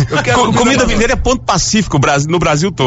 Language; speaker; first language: Portuguese; native; Portuguese